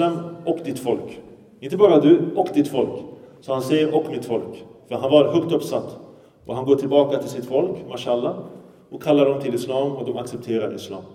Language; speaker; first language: Swedish; early bilingual, other home language; Arabic